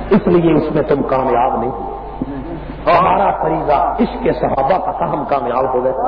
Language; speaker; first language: Urdu; non-native, local second language; Punjabi